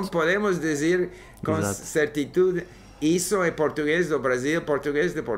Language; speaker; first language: Portuguese; non-native, learner; English